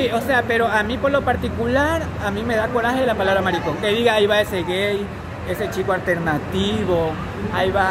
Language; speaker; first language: Spanish; native; Spanish